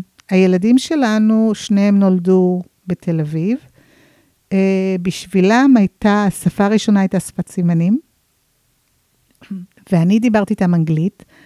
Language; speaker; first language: Hebrew; non-native, fluent; English